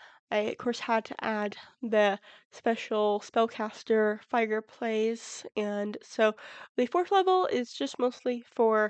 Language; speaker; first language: English; native; English